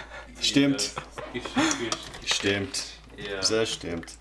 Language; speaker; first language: German; non-native, learner; English